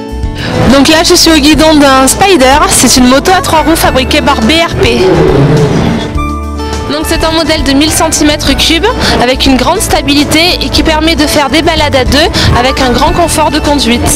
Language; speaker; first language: French; native; French